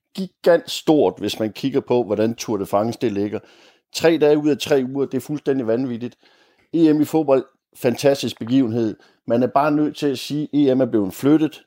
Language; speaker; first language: Danish; native; Danish